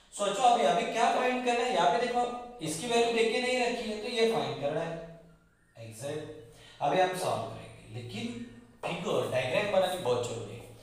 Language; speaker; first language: Hindi; non-native, local second language; Marathi